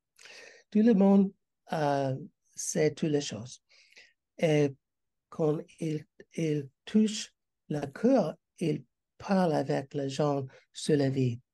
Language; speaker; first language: French; non-native, learner; English